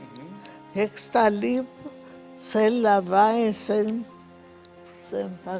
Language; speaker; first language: Portuguese; non-native, fluent; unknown